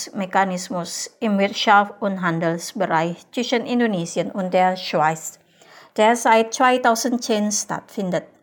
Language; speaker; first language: German; non-native, fluent; Indonesian